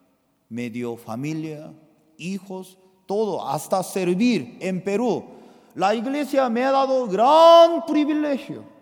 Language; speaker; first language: Spanish; non-native, fluent; Korean